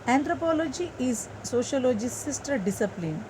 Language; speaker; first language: English; non-native, local second language; Kannada